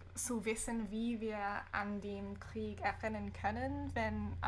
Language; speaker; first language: German; non-native, fluent; English